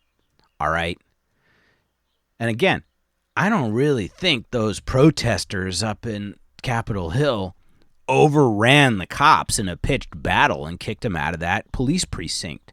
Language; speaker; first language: English; native; English